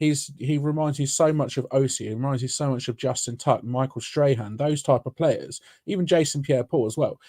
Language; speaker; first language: English; native; English